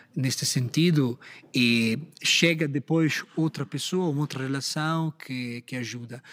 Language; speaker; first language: Portuguese; non-native, fluent; Italian